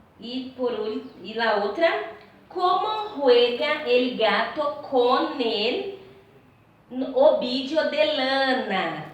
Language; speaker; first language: Spanish; non-native, fluent; Portuguese